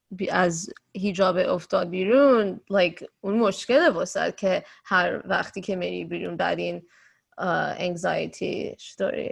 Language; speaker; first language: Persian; early bilingual, heritage; Persian